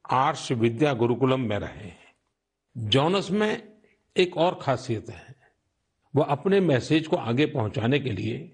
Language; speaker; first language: Hindi; non-native, local second language; Gujarati